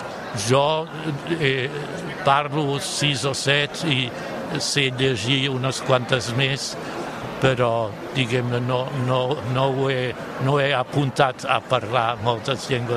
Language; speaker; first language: Catalan; non-native, fluent; German